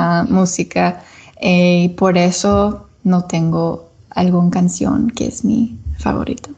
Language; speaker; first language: Spanish; non-native, learner; English